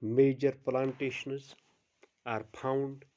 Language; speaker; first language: English; non-native, local second language; Urdu